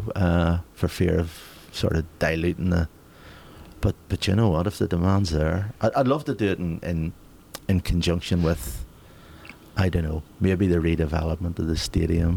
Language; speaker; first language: English; native; English